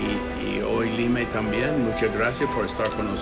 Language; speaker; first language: Spanish; non-native, fluent; English